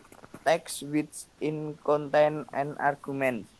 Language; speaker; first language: English; non-native, learner; Indonesian